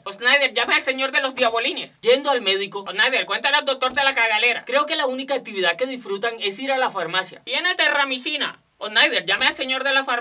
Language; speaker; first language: Spanish; native; Spanish